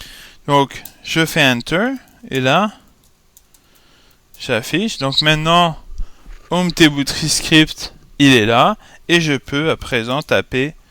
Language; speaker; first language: French; native; French